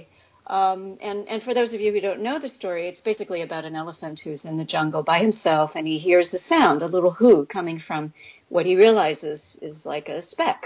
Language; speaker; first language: English; native; English